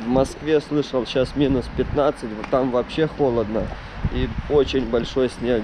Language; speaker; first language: Russian; non-native, fluent; Romanian